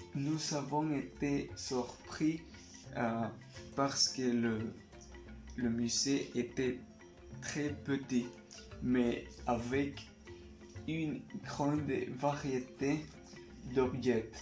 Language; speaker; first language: French; non-native, learner; Spanish